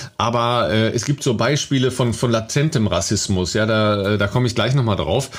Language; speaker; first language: German; native; German